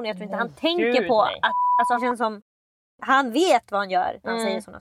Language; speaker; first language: Swedish; native; Swedish